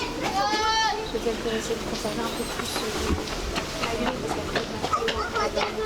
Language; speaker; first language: French; native; French